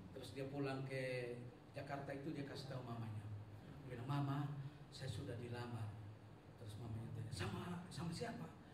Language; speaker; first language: Indonesian; non-native, local second language; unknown